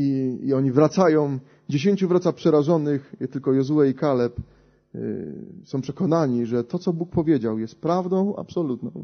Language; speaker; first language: Polish; native; Polish